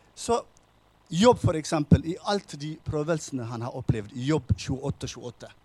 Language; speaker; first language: Norwegian; non-native, fluent; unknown